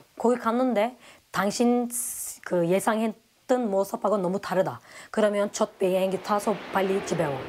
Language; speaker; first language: Korean; non-native, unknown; Turkish